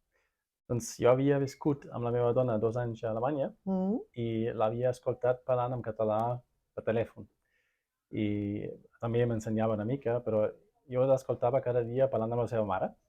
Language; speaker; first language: Catalan; non-native, fluent; German